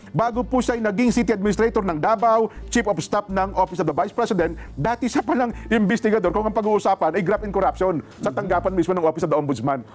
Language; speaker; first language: Filipino; native; Filipino